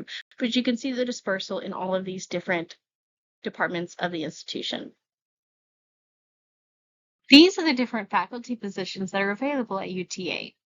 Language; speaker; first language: English; native; English